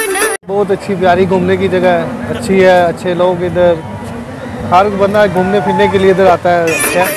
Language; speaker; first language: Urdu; non-native, local second language; Punjabi